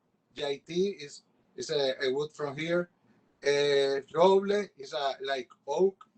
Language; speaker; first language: English; non-native, local second language; Spanish